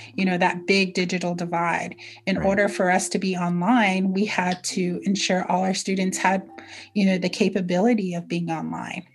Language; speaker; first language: English; early bilingual, other home language; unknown